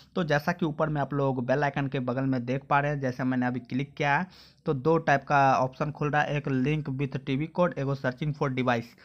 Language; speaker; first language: Hindi; native; Hindi